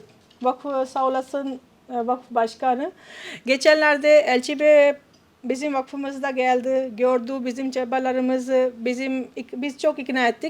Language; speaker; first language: Turkish; non-native, fluent; Urdu